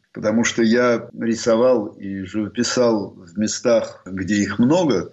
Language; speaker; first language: Russian; native; Russian